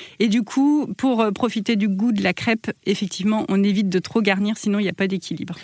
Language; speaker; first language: French; native; French